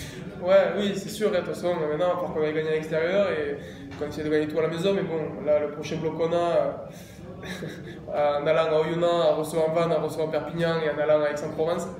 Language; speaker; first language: French; native; French